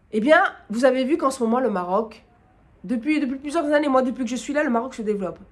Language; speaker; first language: French; native; French